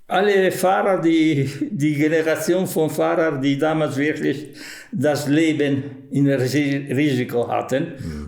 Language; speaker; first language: German; non-native, fluent; Italian